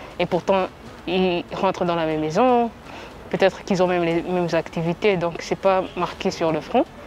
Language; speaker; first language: French; non-native, local second language; Kinyarwanda